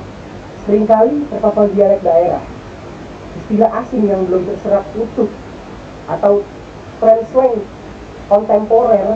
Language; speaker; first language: Indonesian; native; Indonesian